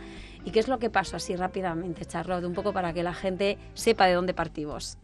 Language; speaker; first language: Spanish; native; Spanish